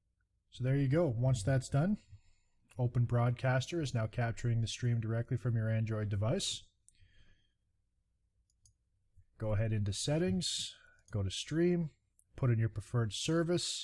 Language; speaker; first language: English; native; English